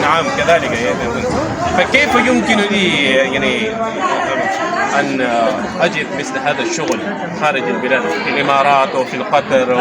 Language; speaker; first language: Arabic; non-native, fluent; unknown